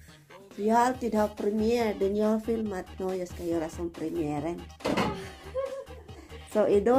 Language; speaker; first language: Swedish; non-native, learner; Filipino